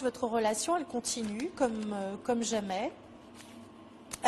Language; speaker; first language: French; native; French